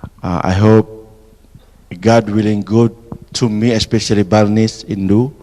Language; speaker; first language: English; non-native, fluent; Indonesian